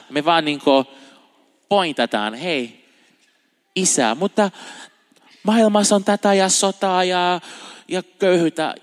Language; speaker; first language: Finnish; non-native, fluent; Portuguese